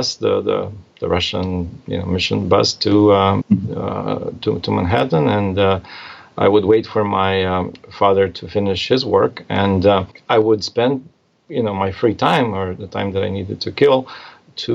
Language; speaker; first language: English; non-native, fluent; Russian